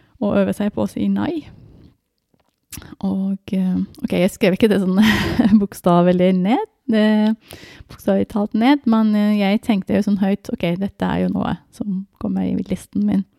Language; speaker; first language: Norwegian; non-native, fluent; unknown